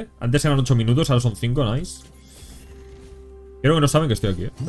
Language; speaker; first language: Spanish; native; Spanish